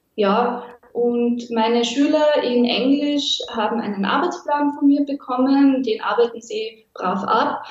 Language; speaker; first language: German; native; German